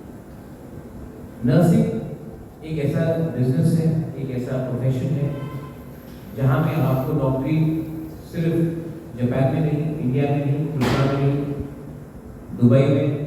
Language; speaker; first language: Hindi; non-native, local second language; Kok Borok